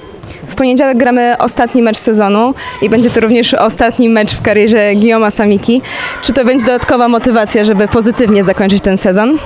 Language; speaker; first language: Polish; native; Polish